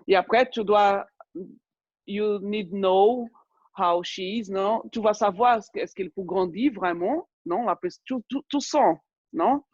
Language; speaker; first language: French; non-native, fluent; Portuguese